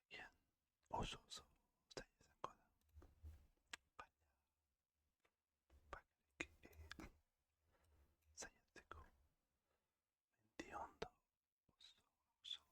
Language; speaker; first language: Basque; non-native, learner; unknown